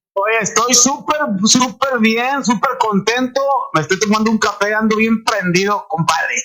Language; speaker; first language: Spanish; early bilingual, heritage; Spanish